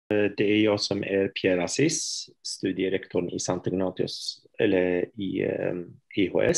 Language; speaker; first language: Swedish; non-native, fluent; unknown